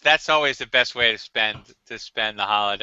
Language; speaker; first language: English; native; English